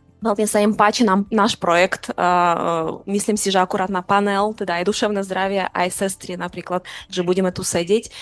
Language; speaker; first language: Slovak; non-native, fluent; Ukrainian